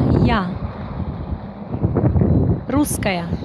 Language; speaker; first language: Russian; non-native, learner; English